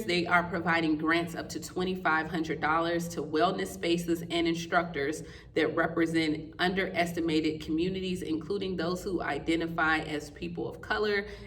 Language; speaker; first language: English; native; English